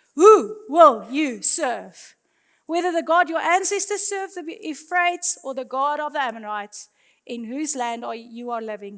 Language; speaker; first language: English; non-native, local second language; Afrikaans